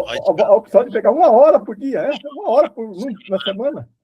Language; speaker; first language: Portuguese; native; Portuguese